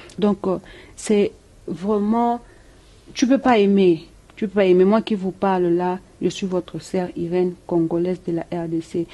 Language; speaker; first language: French; non-native, local second language; Lingala